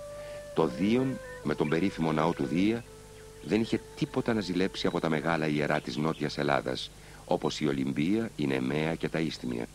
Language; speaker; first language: Greek; native; Greek